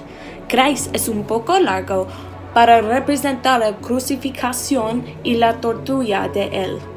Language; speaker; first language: Spanish; non-native, learner; English